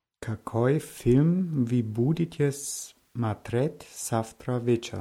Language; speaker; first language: Russian; non-native, learner; German